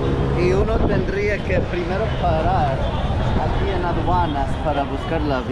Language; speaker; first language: Spanish; non-native, fluent; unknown